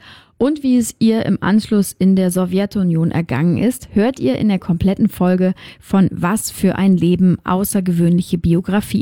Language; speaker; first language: German; native; German